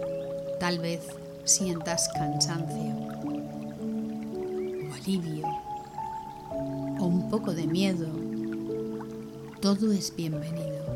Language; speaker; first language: Spanish; native; Spanish